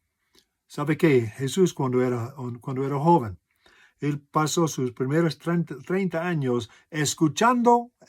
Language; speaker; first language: Spanish; non-native, fluent; English